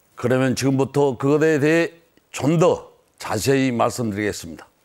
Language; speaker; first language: Korean; native; Korean